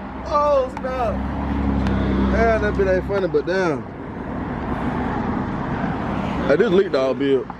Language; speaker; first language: English; native; English